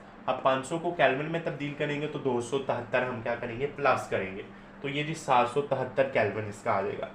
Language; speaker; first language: Hindi; non-native, local second language; Punjabi